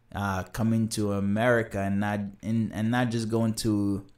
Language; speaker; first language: English; early bilingual, other home language; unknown